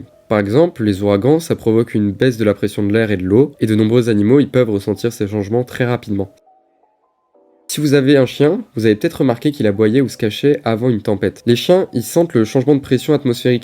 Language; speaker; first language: French; native; French